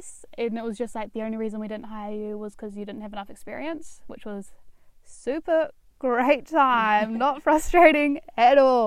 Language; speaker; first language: English; native; English